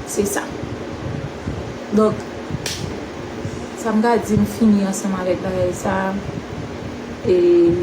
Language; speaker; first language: French; non-native, local second language; Haitian Creole